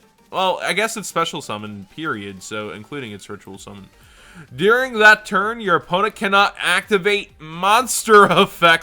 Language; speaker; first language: English; native; English